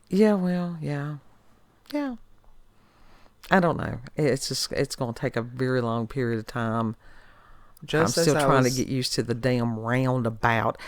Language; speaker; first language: English; native; English